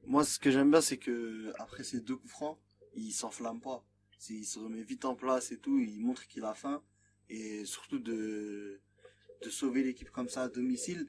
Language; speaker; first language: French; native; French